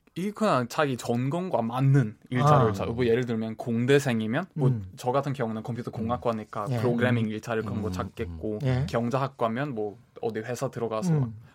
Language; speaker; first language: Korean; non-native, fluent; Swedish